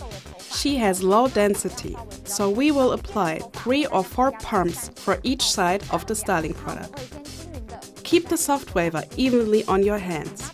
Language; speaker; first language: English; non-native, fluent; Chinese